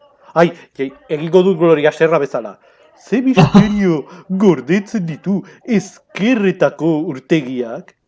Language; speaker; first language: Basque; non-native, local second language; Spanish